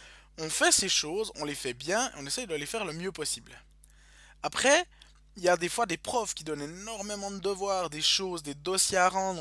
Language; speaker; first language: French; native; French